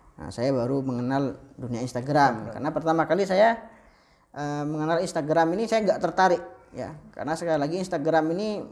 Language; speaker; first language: Indonesian; non-native, local second language; Madurese